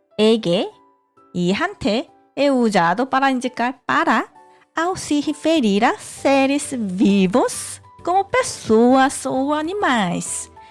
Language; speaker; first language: Portuguese; non-native, learner; Korean